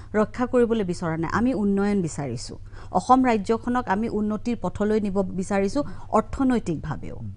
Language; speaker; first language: Assamese; native; Assamese